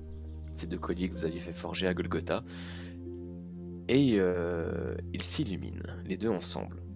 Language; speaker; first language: French; native; French